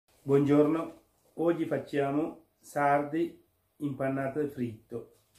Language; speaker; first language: Italian; non-native, learner; Sinhala